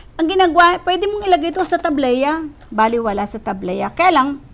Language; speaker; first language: Filipino; native; Filipino